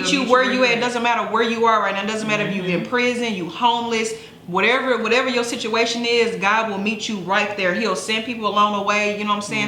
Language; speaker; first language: English; native; English